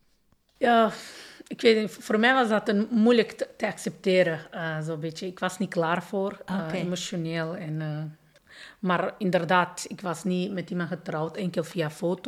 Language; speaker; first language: Dutch; non-native, fluent; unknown